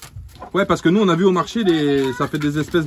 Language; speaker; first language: French; native; French